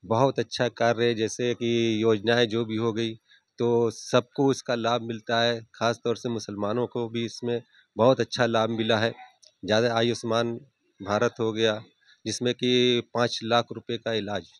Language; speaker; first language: Hindi; native; Hindi